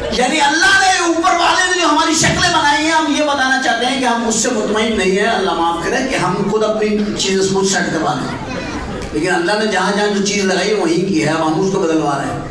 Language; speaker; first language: Urdu; native; Urdu